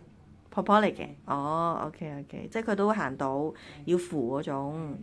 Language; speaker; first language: Cantonese; native; Cantonese